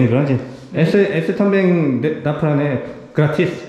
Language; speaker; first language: Portuguese; non-native, learner; Korean